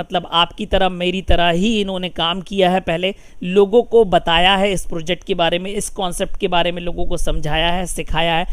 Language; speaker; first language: Hindi; native; Hindi